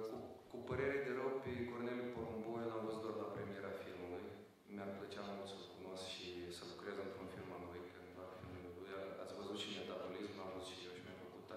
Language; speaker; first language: Romanian; native; Romanian